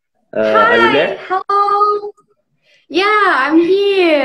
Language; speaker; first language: English; non-native, learner; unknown